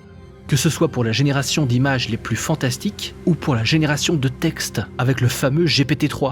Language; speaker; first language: French; native; French